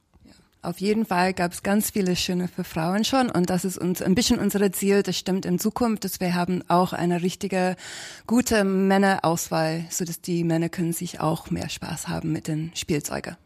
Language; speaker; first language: German; non-native, fluent; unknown